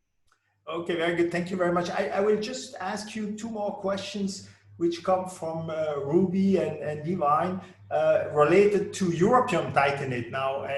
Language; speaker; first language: English; non-native, fluent; French